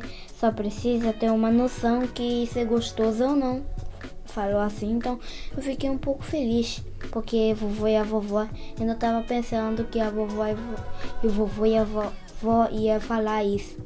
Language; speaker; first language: Portuguese; early bilingual, heritage; Portuguese